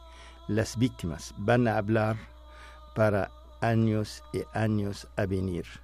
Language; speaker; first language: Spanish; non-native, fluent; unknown